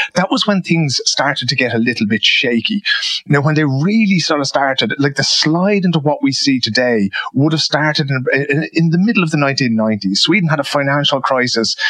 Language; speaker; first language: English; native; English